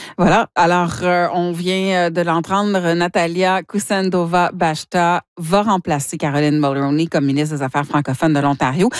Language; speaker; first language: French; native; French